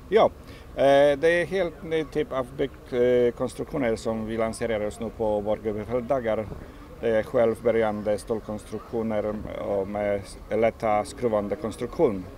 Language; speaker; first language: Swedish; non-native, learner; Polish